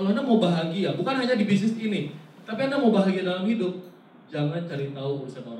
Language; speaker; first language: Indonesian; native; Indonesian